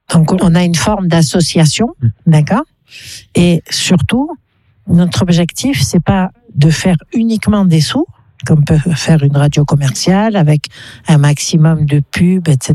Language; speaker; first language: French; native; French